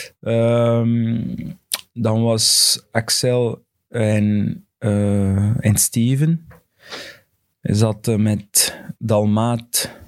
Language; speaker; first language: Dutch; non-native, fluent; Portuguese